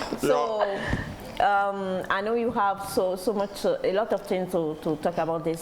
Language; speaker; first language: English; non-native, learner; French